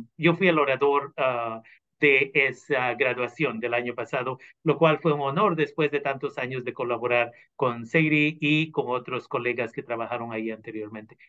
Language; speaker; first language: Spanish; native; Spanish